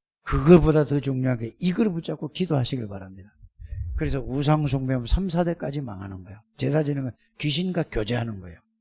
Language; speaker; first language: Korean; native; Korean